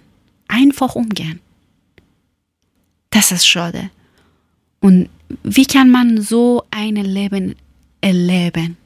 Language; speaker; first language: German; non-native, learner; Persian